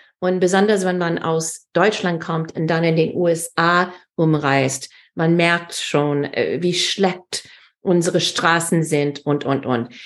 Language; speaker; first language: German; non-native, fluent; English